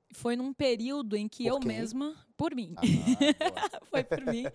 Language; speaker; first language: Portuguese; native; Portuguese